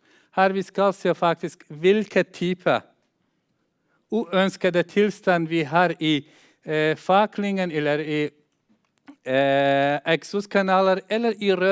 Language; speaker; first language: Norwegian; non-native, fluent; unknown